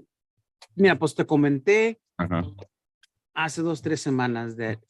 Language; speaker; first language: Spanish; early bilingual, heritage; Spanish